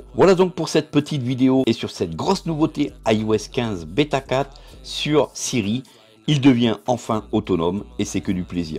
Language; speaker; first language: French; native; French